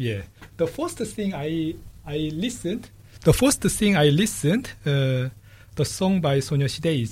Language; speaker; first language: English; non-native, fluent; Korean